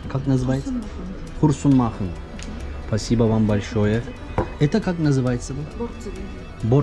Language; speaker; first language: Russian; non-native, learner; Turkish